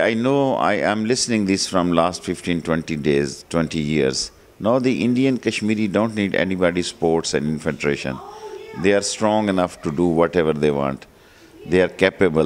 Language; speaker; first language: English; non-native, local second language; Punjabi